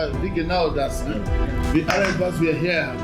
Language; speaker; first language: German; non-native, fluent; French